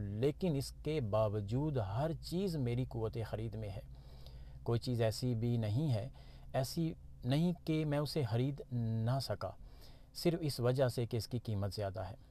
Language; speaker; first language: Urdu; native; Urdu